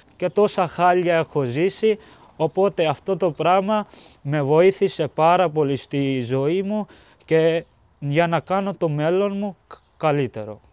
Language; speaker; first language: Greek; non-native, fluent; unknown